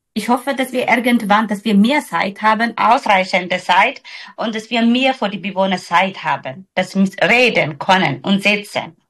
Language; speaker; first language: German; non-native, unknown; Somali